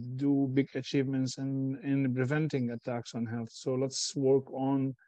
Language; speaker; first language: English; non-native, fluent; Arabic